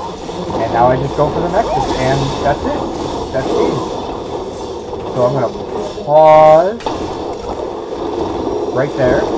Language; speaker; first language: English; native; English